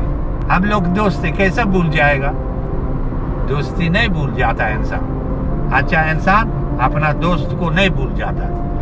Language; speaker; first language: Hindi; non-native, learner; Arabic